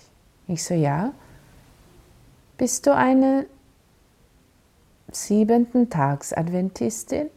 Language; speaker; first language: German; non-native, fluent; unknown